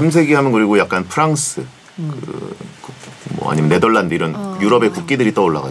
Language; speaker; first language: Korean; native; Korean